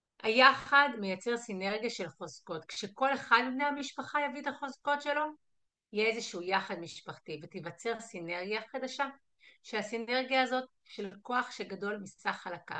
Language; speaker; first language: Hebrew; native; Hebrew